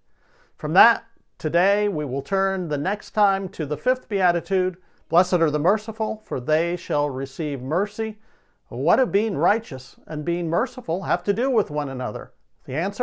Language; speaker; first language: English; native; English